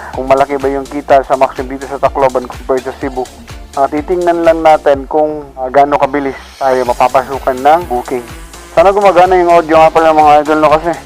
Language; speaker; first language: Filipino; non-native, local second language; Waray